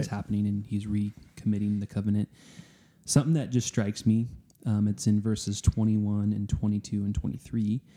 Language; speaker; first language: English; native; English